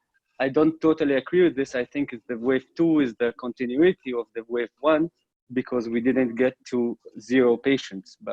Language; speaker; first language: English; non-native, fluent; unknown